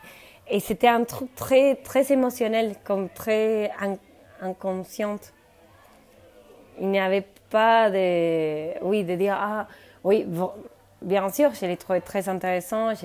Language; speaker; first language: French; non-native, fluent; Spanish